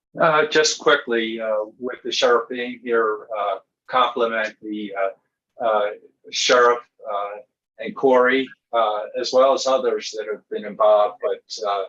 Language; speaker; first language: English; native; English